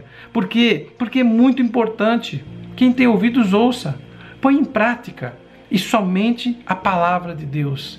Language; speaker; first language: Portuguese; native; Portuguese